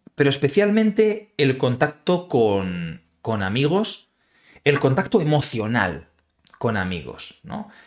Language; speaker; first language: Spanish; native; Spanish